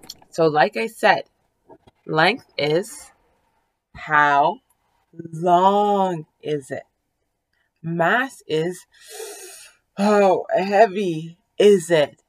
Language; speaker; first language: English; early bilingual, other home language; French